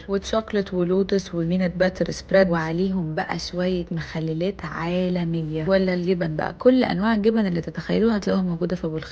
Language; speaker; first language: Arabic; native; Arabic